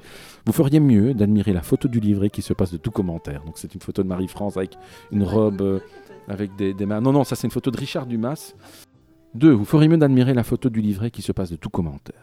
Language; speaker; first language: French; native; French